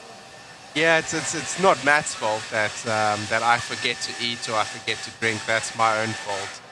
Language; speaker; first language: English; native; English